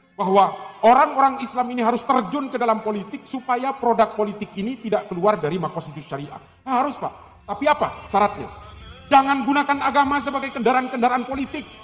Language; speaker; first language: Indonesian; non-native, local second language; Madurese